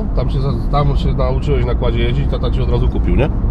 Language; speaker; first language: Polish; native; Polish